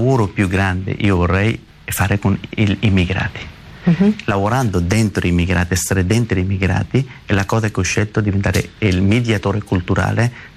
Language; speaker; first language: Italian; non-native, learner; Persian